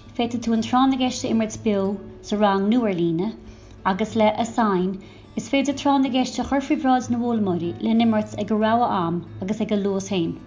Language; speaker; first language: Irish; native; Irish